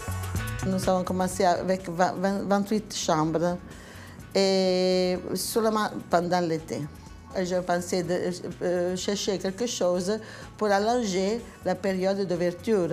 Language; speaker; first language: French; non-native, learner; Italian